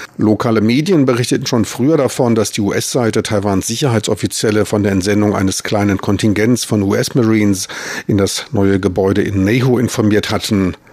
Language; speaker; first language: German; native; German